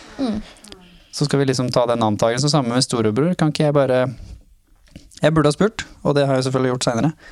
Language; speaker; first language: Norwegian; early bilingual, other home language; Somali